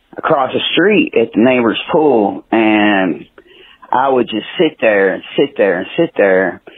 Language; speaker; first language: English; native; English